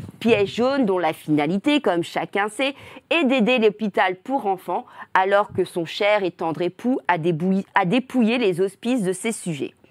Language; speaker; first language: French; native; French